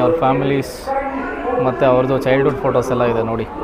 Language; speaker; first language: Kannada; native; Kannada